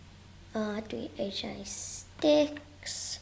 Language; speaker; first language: Welsh; non-native, local second language; English